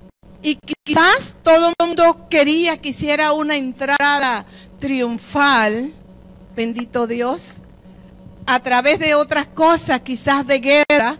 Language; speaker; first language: Spanish; native; Spanish